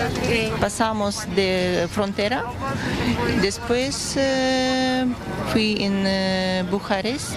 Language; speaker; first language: Spanish; non-native, learner; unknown